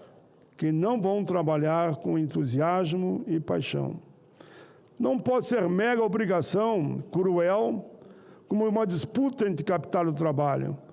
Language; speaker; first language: Portuguese; native; Portuguese